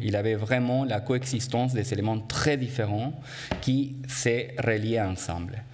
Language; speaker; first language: French; non-native, fluent; Spanish